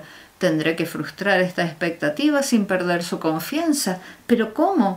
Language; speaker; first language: Spanish; native; Spanish